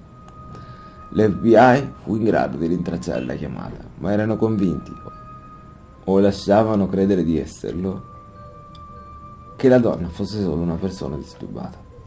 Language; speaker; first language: Italian; native; Italian